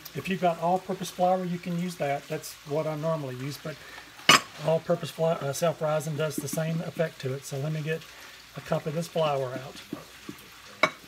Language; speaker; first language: English; native; English